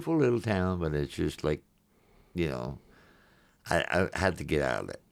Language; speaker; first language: English; non-native, fluent; French